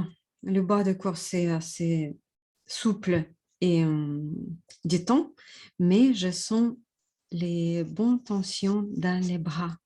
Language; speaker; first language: French; non-native, fluent; Russian